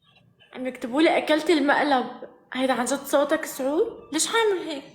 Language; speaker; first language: Arabic; native; Arabic